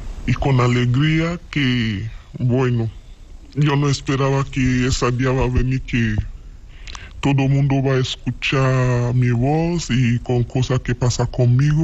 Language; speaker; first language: Spanish; non-native, learner; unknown